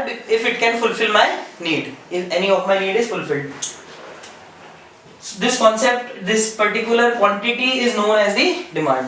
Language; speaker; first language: English; non-native, local second language; Hindi